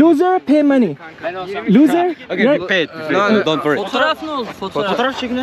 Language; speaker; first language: English; non-native, learner; Thai